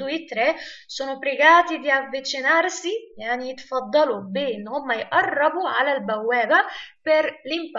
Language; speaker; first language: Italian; non-native, fluent; Arabic